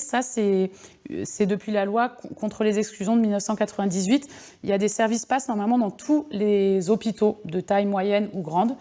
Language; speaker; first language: French; native; French